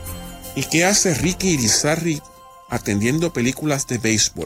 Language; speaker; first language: Spanish; native; Spanish